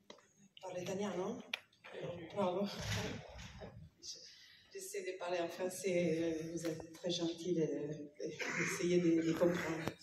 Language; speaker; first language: French; non-native, learner; Italian